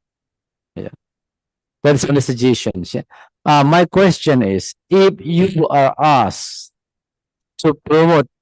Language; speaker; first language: English; non-native, fluent; Indonesian